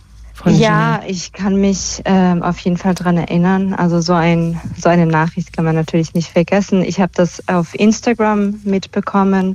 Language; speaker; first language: German; early bilingual, other home language; Persian